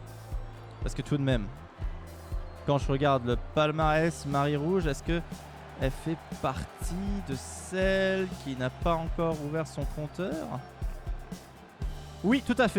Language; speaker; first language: French; native; French